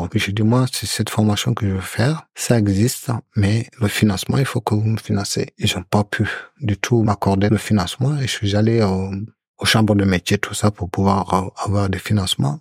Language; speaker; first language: French; non-native, local second language; Soninke